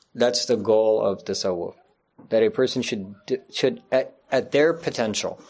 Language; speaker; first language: English; native; English